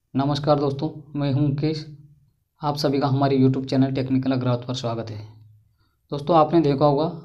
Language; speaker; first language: Hindi; native; Hindi